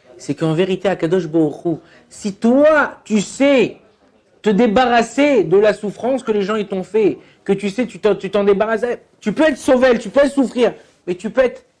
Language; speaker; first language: French; native; French